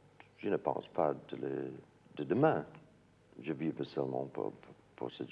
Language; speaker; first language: French; non-native, learner; English